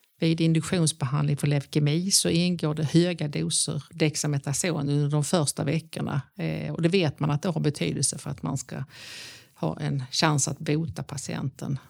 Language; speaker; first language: Swedish; native; Swedish